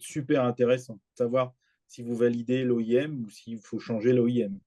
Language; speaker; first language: French; native; French